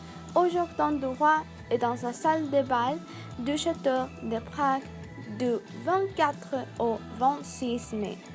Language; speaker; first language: French; non-native, learner; Spanish